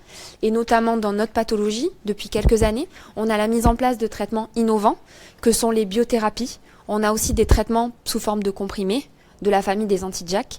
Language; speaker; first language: French; native; French